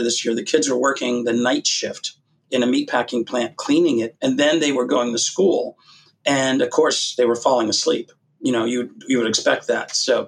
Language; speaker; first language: English; native; English